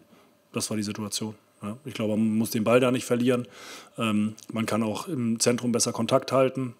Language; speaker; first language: German; native; German